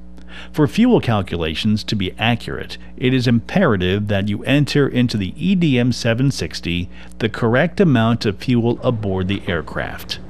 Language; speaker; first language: English; native; English